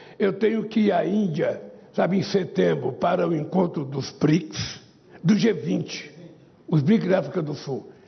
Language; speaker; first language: Portuguese; native; Portuguese